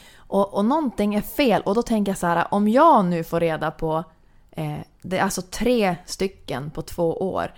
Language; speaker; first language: Swedish; native; Swedish